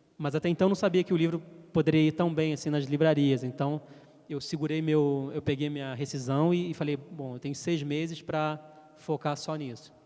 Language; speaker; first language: Portuguese; early bilingual, heritage; French